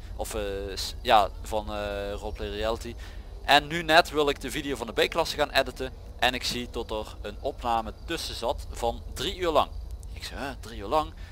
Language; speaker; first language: Dutch; native; Dutch